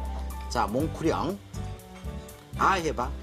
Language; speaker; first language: Korean; native; Korean